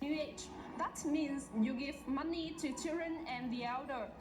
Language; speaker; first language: English; non-native, learner; Vietnamese